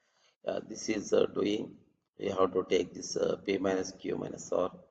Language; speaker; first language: English; non-native, local second language; Telugu